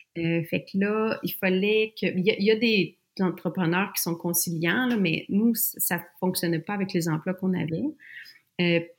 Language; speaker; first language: French; native; French